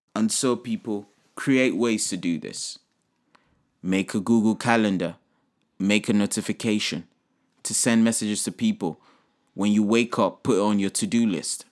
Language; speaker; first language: English; non-native, local second language; Yoruba